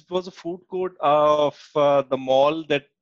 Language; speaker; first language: English; non-native, local second language; Urdu